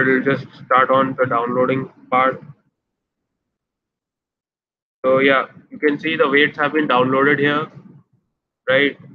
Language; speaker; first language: English; non-native, local second language; Hindi